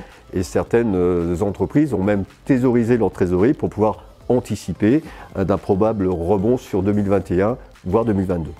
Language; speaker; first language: French; native; French